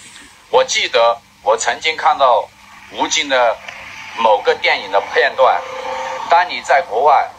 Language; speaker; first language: Chinese; native; Chinese